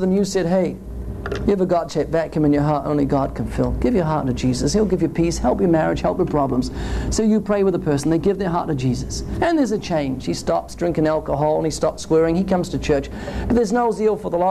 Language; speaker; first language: English; native; English